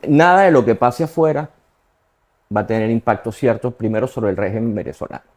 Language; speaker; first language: Spanish; native; Spanish